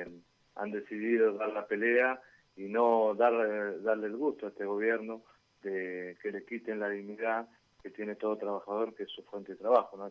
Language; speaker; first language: Spanish; native; Spanish